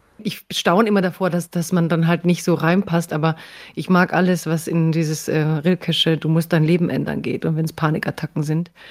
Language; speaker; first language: German; early bilingual, other home language; Croatian